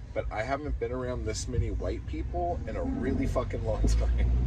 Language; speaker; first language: English; native; English